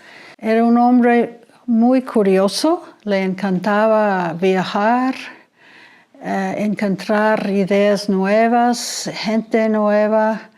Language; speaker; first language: Spanish; non-native, fluent; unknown